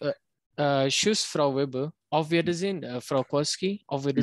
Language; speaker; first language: German; non-native, learner; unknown